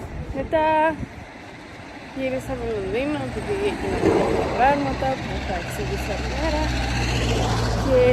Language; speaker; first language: Greek; early bilingual, heritage; Greek